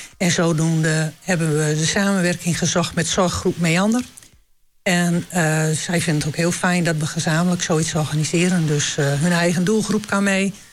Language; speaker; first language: Dutch; native; Dutch